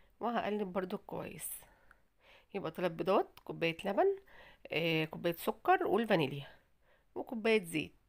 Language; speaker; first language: Arabic; native; Arabic